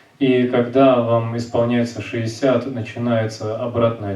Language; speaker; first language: Russian; native; Russian